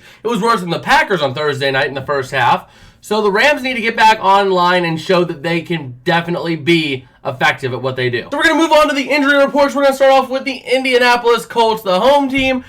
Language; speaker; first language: English; native; English